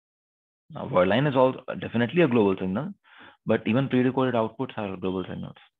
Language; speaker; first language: English; non-native, local second language; Hindi